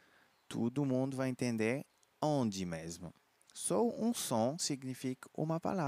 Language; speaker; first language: Portuguese; non-native, fluent; French